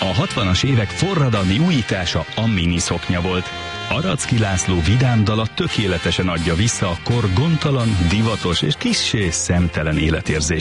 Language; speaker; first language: Hungarian; native; Hungarian